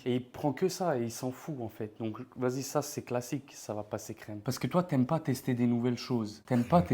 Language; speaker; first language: French; native; French